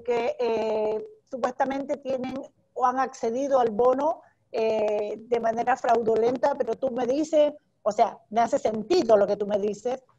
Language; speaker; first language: Spanish; native; Spanish